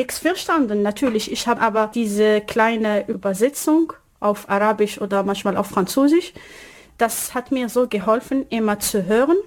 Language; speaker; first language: German; non-native, learner; Arabic